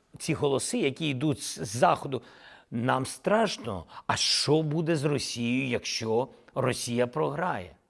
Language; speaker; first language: Ukrainian; non-native, local second language; Russian